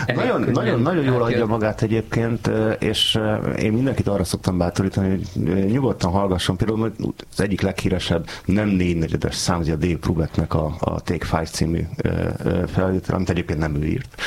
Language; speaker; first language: Hungarian; native; Hungarian